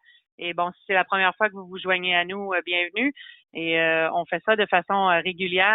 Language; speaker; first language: French; native; French